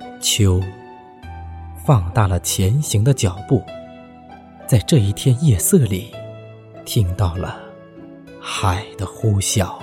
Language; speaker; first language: Chinese; native; Chinese